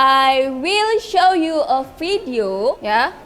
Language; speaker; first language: English; non-native, learner; Indonesian